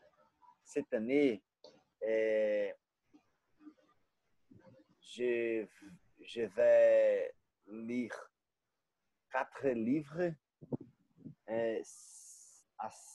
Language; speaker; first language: French; non-native, learner; Portuguese